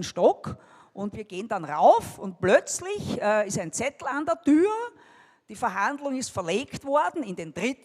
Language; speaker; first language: German; native; German